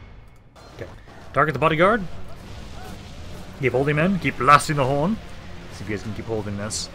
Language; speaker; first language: English; native; English